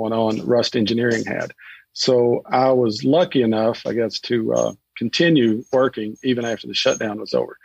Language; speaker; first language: English; native; English